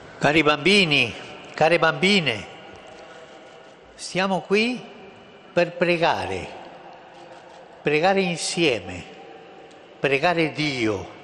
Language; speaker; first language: Italian; early bilingual, heritage; Spanish